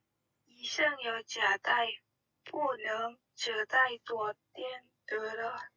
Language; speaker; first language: Chinese; non-native, learner; Indonesian